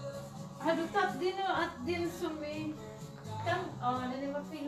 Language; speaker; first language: Swedish; non-native, learner; Cebuano